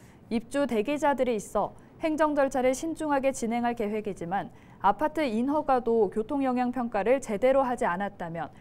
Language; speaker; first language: Korean; native; Korean